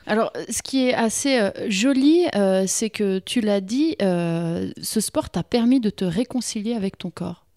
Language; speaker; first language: French; native; French